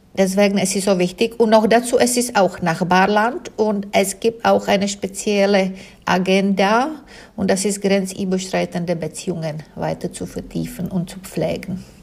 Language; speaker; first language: German; non-native, fluent; Czech